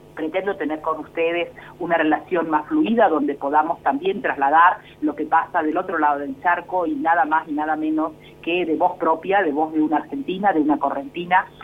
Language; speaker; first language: Spanish; native; Spanish